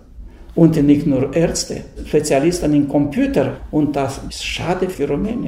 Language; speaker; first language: German; non-native, fluent; Romanian